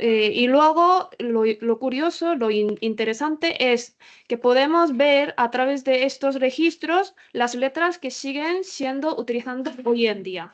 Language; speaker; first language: Spanish; non-native, learner; Korean